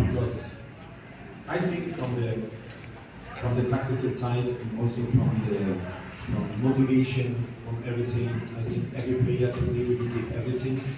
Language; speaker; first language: English; non-native, fluent; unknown